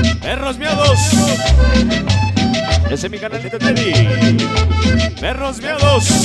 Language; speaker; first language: Spanish; native; Spanish